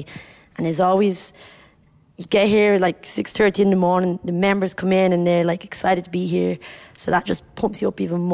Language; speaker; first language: English; native; English